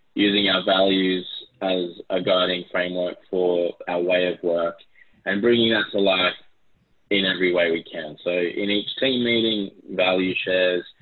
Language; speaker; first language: English; native; English